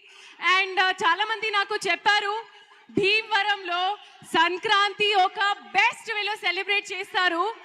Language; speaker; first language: Telugu; non-native, learner; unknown